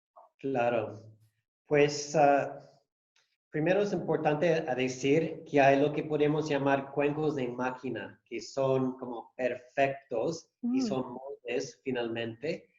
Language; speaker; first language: Spanish; non-native, fluent; English